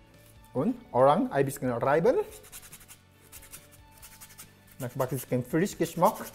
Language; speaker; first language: German; non-native, learner; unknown